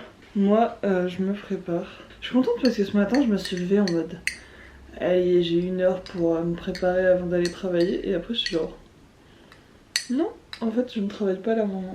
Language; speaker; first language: French; native; French